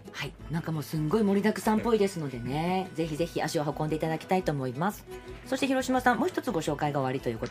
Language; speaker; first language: Japanese; native; Japanese